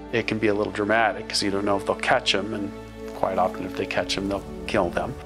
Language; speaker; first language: English; native; English